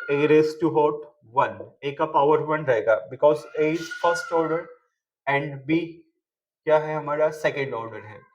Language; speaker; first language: Hindi; non-native, local second language; Marathi